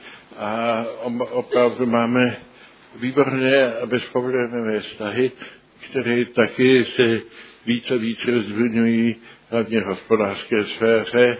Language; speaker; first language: Czech; early bilingual, heritage; Czech